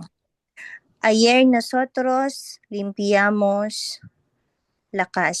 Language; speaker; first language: Spanish; non-native, learner; Filipino